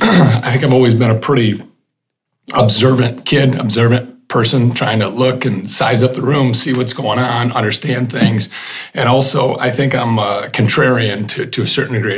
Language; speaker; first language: English; native; English